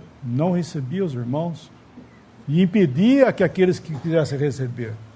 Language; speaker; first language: Portuguese; native; Portuguese